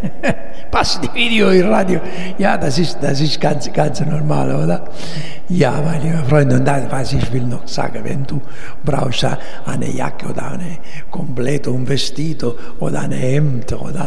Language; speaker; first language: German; non-native, learner; Italian